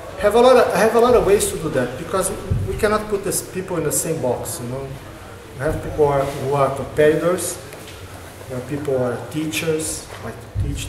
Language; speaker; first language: English; non-native, learner; Portuguese